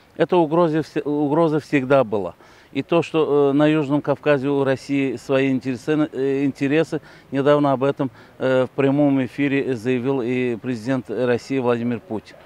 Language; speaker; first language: Russian; non-native, local second language; Azerbaijani